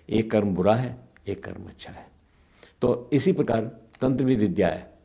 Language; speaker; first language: Hindi; native; Hindi